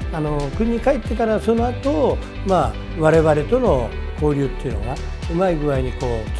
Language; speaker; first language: Japanese; native; Japanese